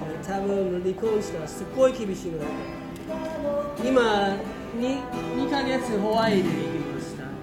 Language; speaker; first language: Japanese; non-native, learner; English